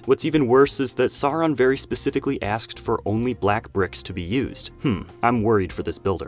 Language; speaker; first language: English; native; English